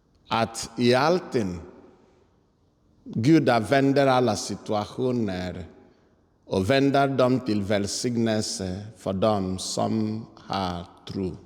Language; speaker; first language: Swedish; non-native, fluent; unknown